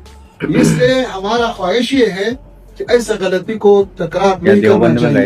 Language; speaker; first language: Hindi; non-native, learner; Pashto